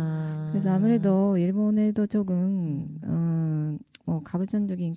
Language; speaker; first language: Korean; non-native, fluent; Japanese